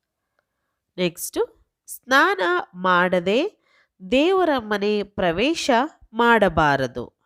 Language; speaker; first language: Kannada; native; Kannada